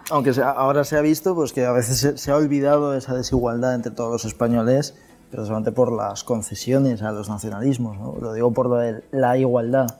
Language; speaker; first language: Spanish; native; Spanish